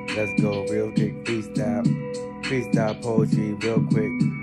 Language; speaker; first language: English; early bilingual, other home language; Spanish